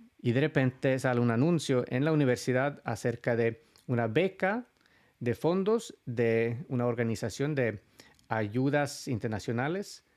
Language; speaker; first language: Spanish; non-native, fluent; Swedish